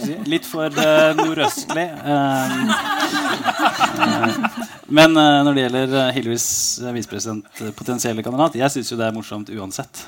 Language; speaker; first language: Norwegian; native; Norwegian